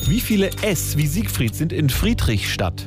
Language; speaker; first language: German; native; German